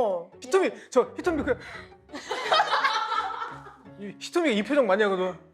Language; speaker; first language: Korean; native; Korean